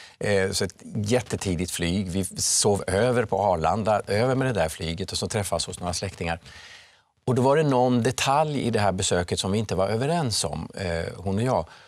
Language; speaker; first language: Swedish; early bilingual, other home language; Finnish